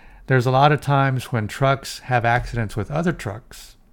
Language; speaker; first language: English; early bilingual, other home language; Spanish